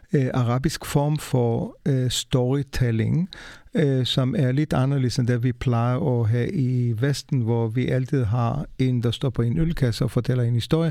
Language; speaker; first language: Danish; non-native, fluent; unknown